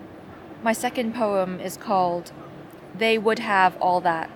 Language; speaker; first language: English; non-native, local second language; Cantonese